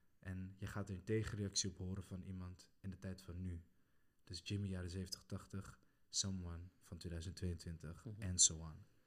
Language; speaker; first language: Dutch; early bilingual, other home language; Kabuverdianu